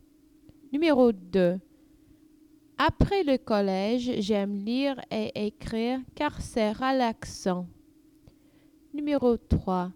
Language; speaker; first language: French; non-native, learner; English